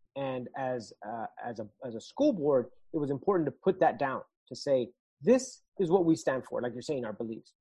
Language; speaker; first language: English; early bilingual, other home language; Spanish